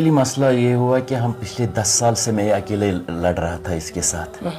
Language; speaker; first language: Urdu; non-native, local second language; Kashmiri